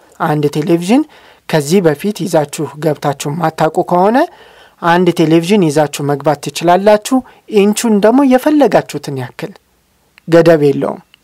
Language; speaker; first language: Amharic; native; Amharic